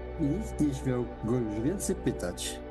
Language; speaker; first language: Polish; native; Polish